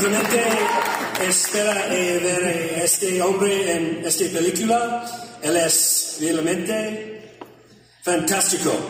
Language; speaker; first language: Spanish; non-native, learner; English